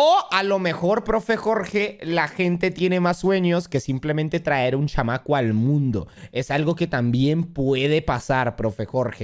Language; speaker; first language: Spanish; native; Spanish